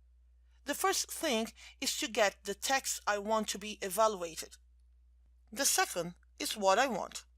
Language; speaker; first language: English; non-native, fluent; Portuguese